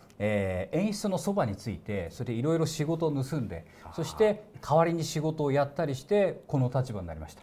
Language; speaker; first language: Japanese; native; Japanese